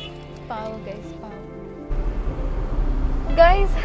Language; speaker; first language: Malayalam; early bilingual, heritage; Malayalam